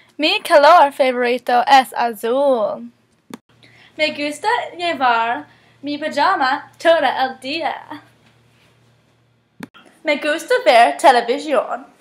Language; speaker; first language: Spanish; non-native, learner; English